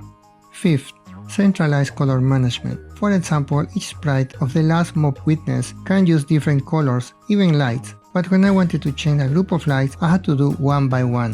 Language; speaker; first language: English; non-native, fluent; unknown